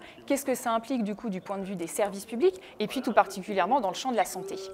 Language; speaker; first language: French; native; French